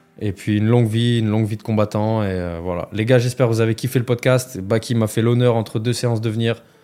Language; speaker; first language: French; native; French